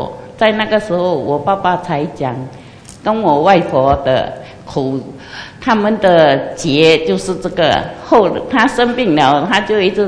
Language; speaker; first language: Chinese; non-native, local second language; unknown